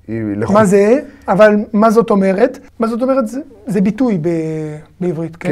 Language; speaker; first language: Hebrew; non-native, fluent; French